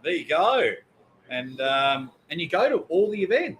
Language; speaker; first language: English; native; English